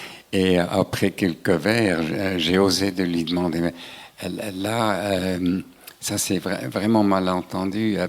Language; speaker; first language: French; non-native, local second language; German